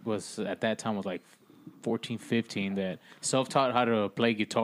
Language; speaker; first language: English; non-native, fluent; Spanish